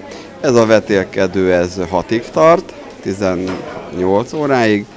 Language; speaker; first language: Hungarian; native; Hungarian